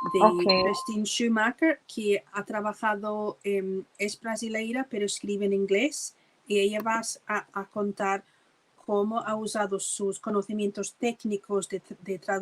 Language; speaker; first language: Spanish; non-native, fluent; English